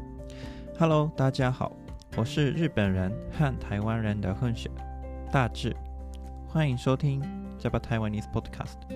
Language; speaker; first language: Chinese; early bilingual, heritage; Japanese